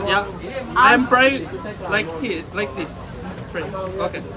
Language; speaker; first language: English; non-native, learner; Indonesian